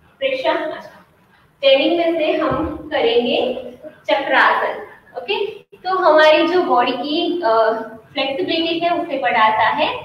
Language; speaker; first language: Hindi; non-native, local second language; Gujarati